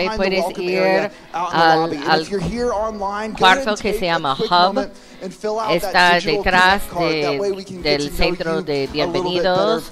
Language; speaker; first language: Spanish; non-native, learner; English